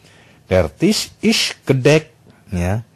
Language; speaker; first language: German; non-native, fluent; Indonesian